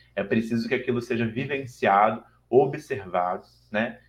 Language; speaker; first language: Portuguese; native; Portuguese